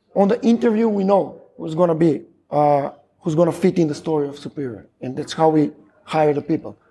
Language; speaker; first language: English; non-native, fluent; Macedonian